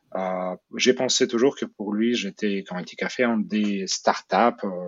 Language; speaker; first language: French; non-native, fluent; Ukrainian